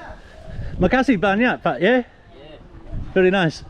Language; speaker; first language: Indonesian; non-native, learner; English